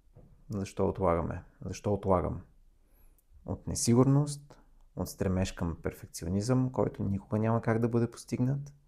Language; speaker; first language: Bulgarian; native; Bulgarian